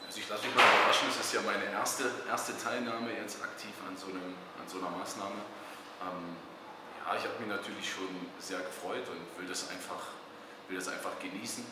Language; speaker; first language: German; native; German